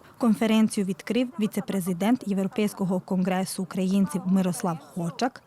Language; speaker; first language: Ukrainian; early bilingual, heritage; Ukrainian